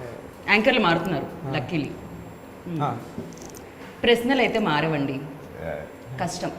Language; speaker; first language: Telugu; native; Telugu